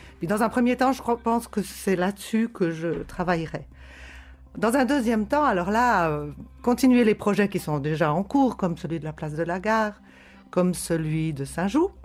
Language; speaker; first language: French; native; French